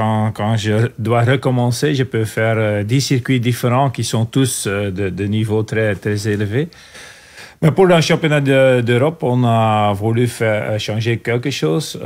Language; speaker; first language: French; non-native, local second language; Dutch